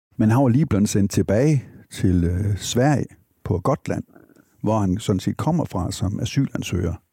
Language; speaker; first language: Danish; native; Danish